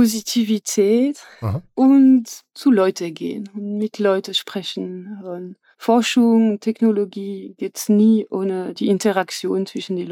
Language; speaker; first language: German; non-native, fluent; French